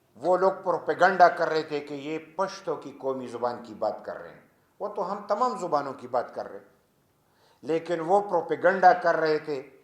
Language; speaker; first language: Urdu; non-native, local second language; Pashto